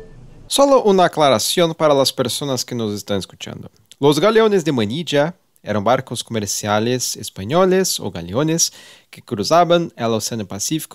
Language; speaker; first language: Spanish; non-native, fluent; Portuguese